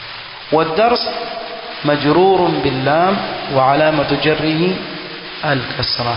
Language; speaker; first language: Arabic; non-native, fluent; Swahili